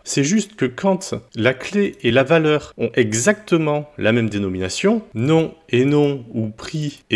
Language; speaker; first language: French; native; French